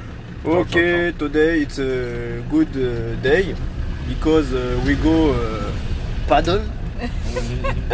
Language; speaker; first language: English; non-native, learner; French